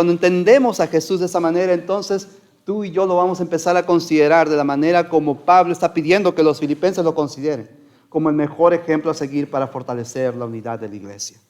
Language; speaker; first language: Spanish; native; Spanish